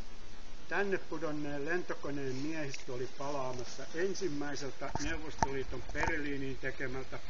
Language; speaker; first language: Finnish; native; Finnish